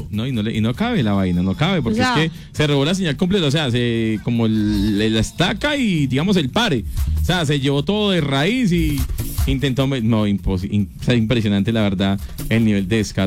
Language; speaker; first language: Spanish; native; Spanish